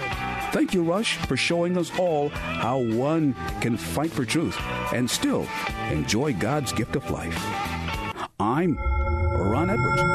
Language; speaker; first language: English; native; English